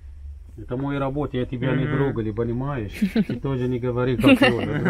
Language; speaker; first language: Russian; non-native, learner; Arabic